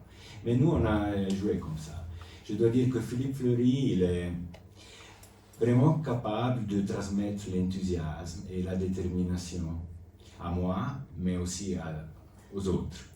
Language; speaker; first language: French; non-native, local second language; Italian